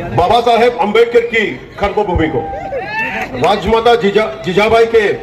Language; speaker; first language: Hindi; non-native, local second language; Telugu